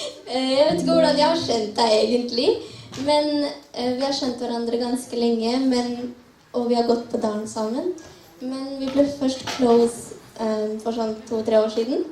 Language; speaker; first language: Norwegian; early bilingual, other home language; Tamil